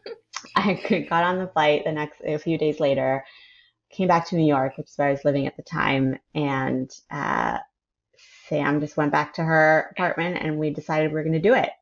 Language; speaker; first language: English; early bilingual, other home language; Spanish